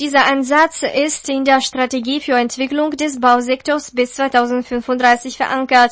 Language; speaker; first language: German; non-native, fluent; Russian